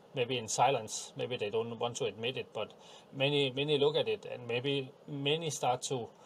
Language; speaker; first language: English; non-native, fluent; Danish